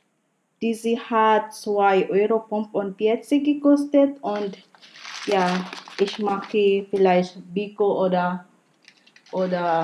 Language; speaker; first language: German; non-native, learner; Filipino